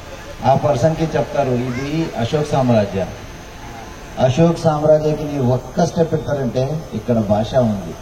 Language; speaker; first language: Telugu; non-native, learner; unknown